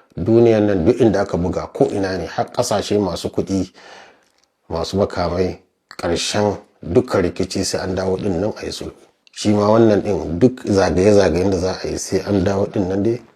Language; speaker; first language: Hausa; native; Hausa